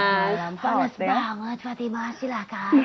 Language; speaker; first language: Indonesian; native; Indonesian